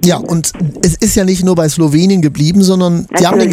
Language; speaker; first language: German; native; German